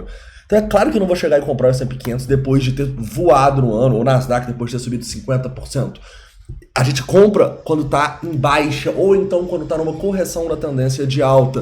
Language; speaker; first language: Portuguese; native; Portuguese